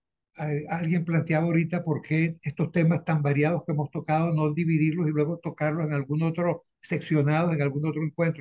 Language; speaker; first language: Spanish; native; Spanish